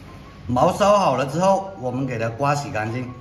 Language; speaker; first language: Chinese; native; Chinese